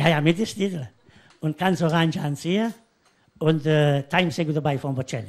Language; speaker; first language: German; non-native, learner; Italian